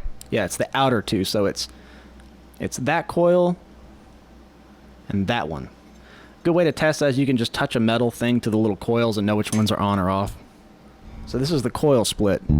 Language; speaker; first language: English; native; English